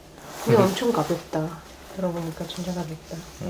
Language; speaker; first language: Korean; non-native, fluent; Russian